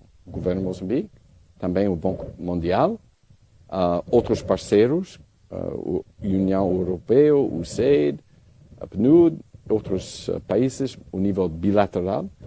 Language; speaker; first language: Portuguese; non-native, learner; English